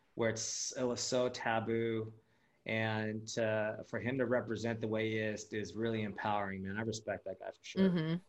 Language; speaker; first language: English; early bilingual, other home language; Japanese